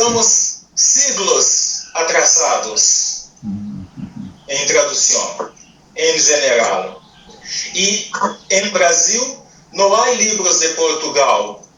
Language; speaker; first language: Spanish; non-native, learner; Portuguese